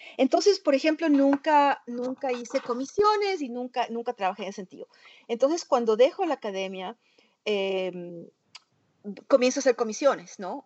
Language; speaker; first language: Spanish; native; Spanish